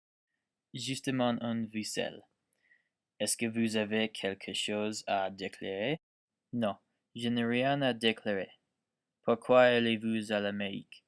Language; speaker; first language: French; non-native, learner; English